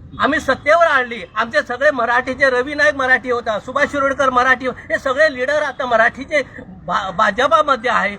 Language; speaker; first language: Marathi; non-native, local second language; Konkani